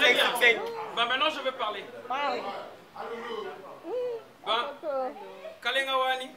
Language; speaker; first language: French; non-native, local second language; Lingala